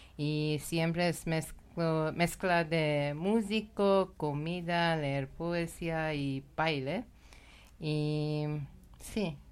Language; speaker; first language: Spanish; non-native, learner; Persian